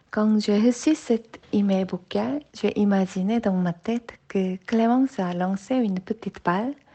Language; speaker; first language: French; non-native, fluent; Korean